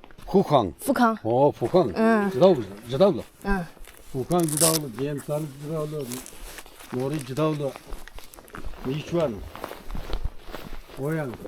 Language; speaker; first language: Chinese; non-native, local second language; Kazakh